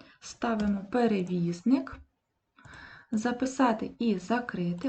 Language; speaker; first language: Ukrainian; native; Ukrainian